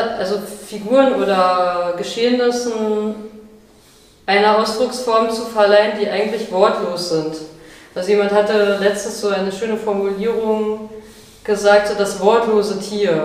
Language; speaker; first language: German; native; German